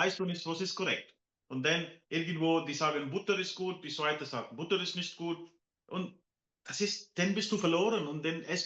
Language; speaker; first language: German; non-native, fluent; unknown